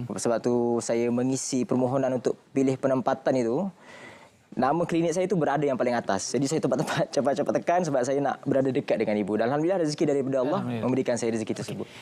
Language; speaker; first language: Malay; early bilingual, other home language; Indonesian